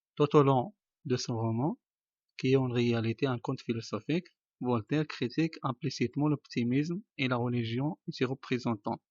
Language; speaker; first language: French; non-native, local second language; Arabic